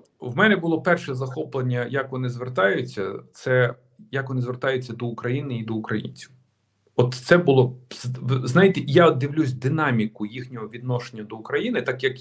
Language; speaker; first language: Ukrainian; native; Ukrainian